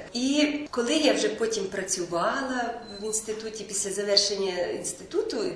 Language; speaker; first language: Ukrainian; native; Ukrainian